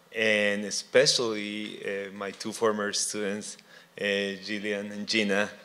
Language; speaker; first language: English; non-native, fluent; Spanish